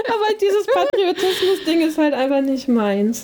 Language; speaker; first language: German; native; German